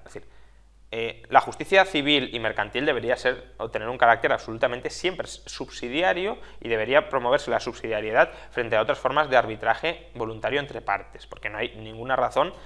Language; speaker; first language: Spanish; native; Spanish